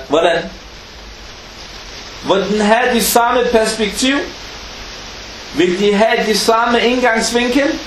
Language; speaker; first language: Danish; non-native, fluent; Arabic